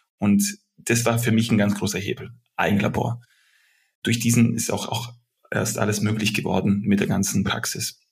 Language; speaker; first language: German; early bilingual, other home language; Serbian